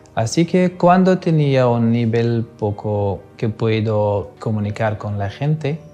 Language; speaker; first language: Spanish; non-native, learner; Persian